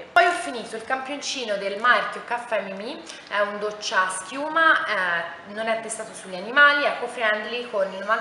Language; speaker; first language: Italian; native; Italian